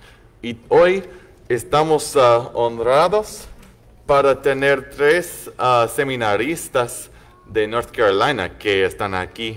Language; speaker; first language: Spanish; non-native, fluent; English